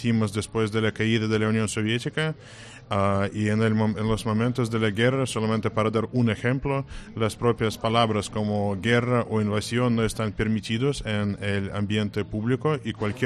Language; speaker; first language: Spanish; non-native, fluent; Russian